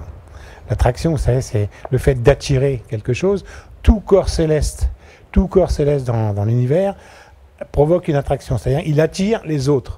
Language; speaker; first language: French; native; French